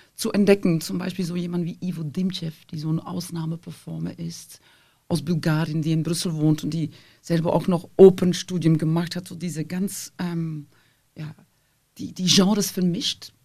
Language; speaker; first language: German; non-native, fluent; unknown